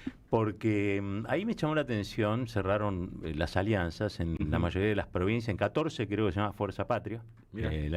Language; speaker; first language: Spanish; native; Spanish